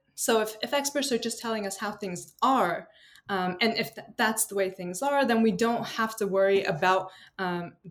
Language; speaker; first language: English; non-native, fluent; Turkish